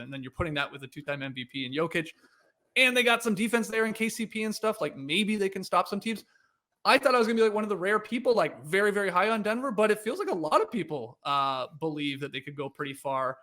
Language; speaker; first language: English; native; English